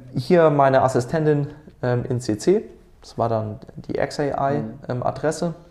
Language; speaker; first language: German; native; German